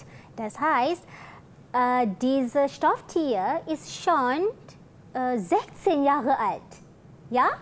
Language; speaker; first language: German; non-native, fluent; Malay